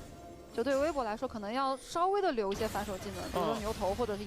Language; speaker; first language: Chinese; native; Chinese